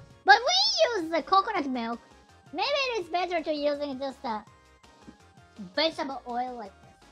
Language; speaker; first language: English; non-native, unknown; Japanese